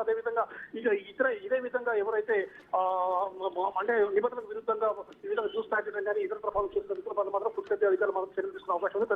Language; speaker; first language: Telugu; native; Telugu